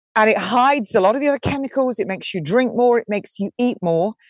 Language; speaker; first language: English; native; English